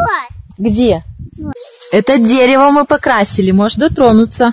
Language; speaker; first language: Russian; native; Russian